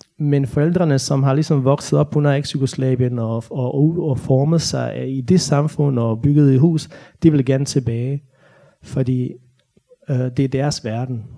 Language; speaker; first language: Danish; non-native, fluent; Bosnian